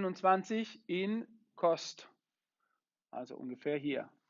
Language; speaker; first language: German; non-native, fluent; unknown